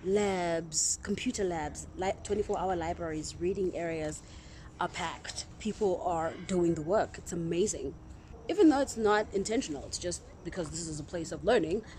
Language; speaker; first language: English; non-native, local second language; Zulu